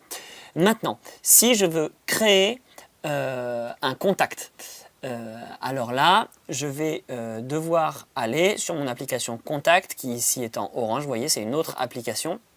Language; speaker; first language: French; native; French